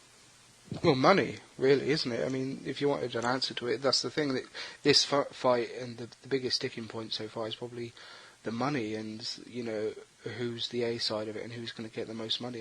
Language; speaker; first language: English; native; English